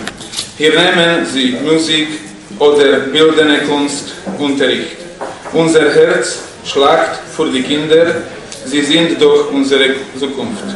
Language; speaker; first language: German; non-native, fluent; Slovak